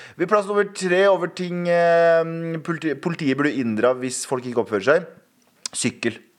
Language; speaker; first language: Norwegian; early bilingual, other home language; Kurdish